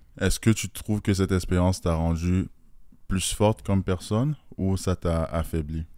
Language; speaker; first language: French; native; French